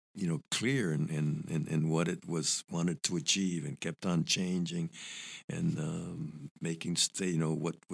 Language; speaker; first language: English; early bilingual, other home language; Spanish